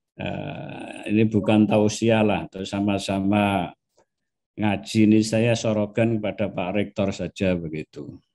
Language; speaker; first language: Indonesian; non-native, local second language; Javanese